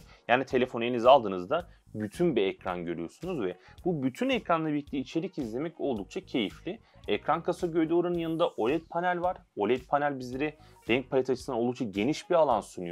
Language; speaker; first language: Turkish; native; Turkish